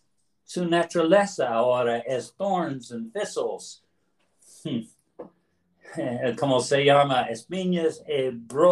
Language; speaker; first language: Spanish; non-native, learner; English